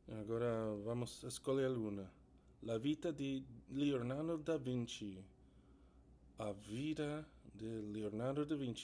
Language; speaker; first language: Portuguese; non-native, learner; English